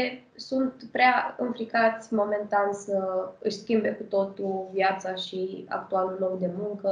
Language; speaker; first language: Romanian; native; Romanian